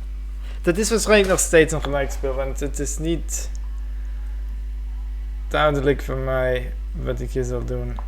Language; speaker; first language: Dutch; non-native, fluent; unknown